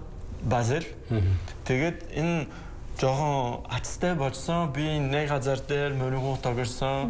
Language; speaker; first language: Mongolian; non-native, learner; French